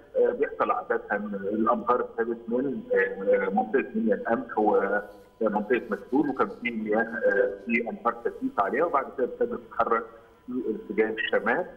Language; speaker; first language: Egyptian Arabic; native; Egyptian Arabic